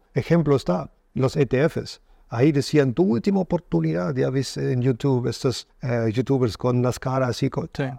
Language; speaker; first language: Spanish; non-native, fluent; German